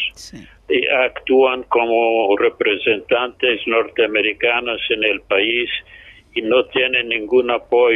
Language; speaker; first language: Spanish; non-native, fluent; English